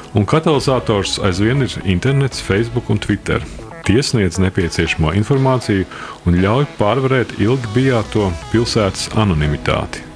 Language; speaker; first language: Latvian; native; Latvian